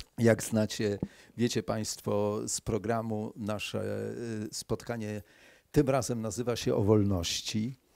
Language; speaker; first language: Polish; native; Polish